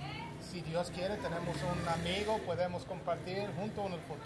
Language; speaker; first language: Spanish; non-native, learner; English